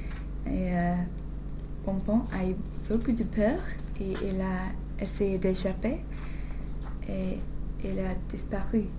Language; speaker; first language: French; non-native, learner; English